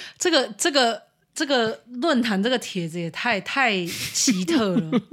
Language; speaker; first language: Chinese; native; Chinese